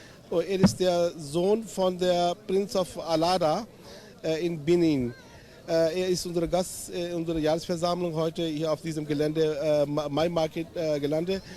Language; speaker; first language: German; non-native, fluent; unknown